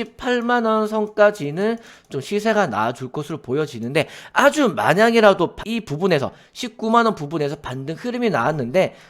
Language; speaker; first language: Korean; native; Korean